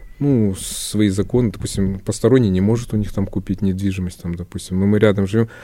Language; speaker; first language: Russian; non-native, local second language; Kyrgyz